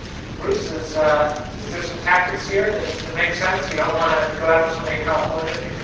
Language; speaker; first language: English; native; English